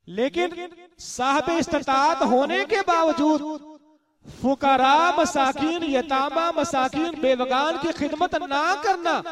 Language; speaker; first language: Urdu; non-native, local second language; Punjabi